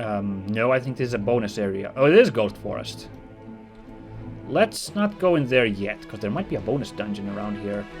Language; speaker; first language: English; native; English